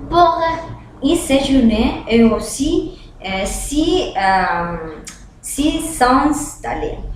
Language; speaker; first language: French; non-native, learner; Spanish